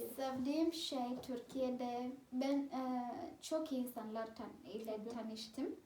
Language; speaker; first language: Turkish; non-native, fluent; Swahili